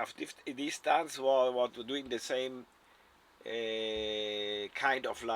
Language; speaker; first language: English; non-native, learner; German